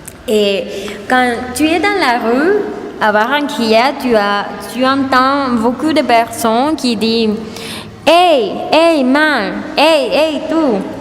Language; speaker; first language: French; non-native, learner; Spanish